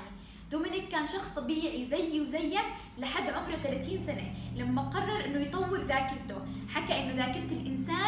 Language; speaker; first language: Arabic; native; Arabic